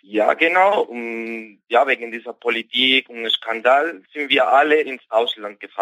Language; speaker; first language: German; non-native, fluent; Spanish